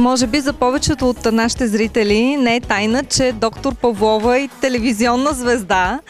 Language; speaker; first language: Bulgarian; native; Bulgarian